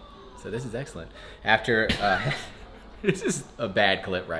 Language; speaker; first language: English; native; English